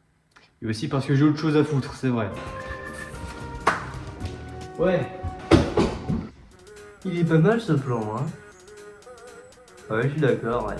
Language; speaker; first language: French; native; French